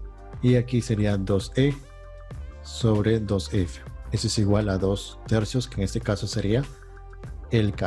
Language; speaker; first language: Spanish; native; Spanish